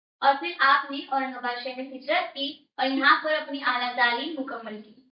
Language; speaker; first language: Urdu; native; Urdu